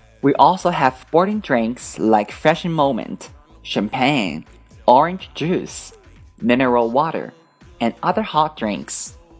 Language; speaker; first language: English; non-native, fluent; Chinese